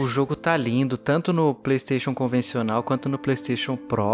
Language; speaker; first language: Portuguese; native; Portuguese